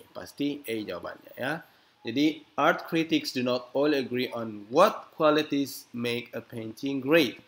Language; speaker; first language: English; non-native, fluent; Indonesian